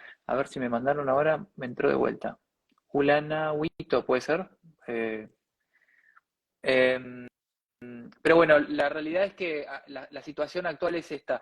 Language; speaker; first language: Spanish; native; Spanish